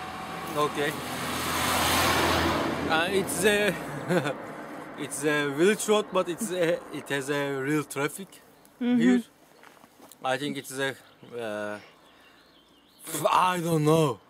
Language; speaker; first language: English; non-native, learner; Turkish